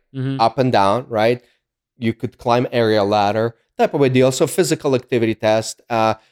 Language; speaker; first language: English; early bilingual, other home language; Ukrainian